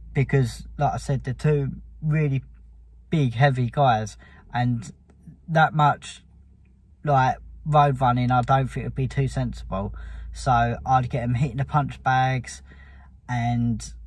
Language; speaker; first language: English; native; English